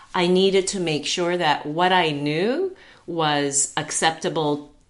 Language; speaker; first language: English; early bilingual, heritage; Chinese